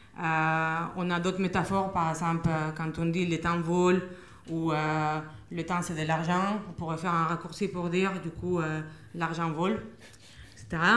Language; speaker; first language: French; non-native, fluent; Spanish